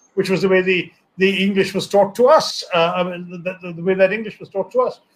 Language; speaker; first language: English; non-native, local second language; Malayalam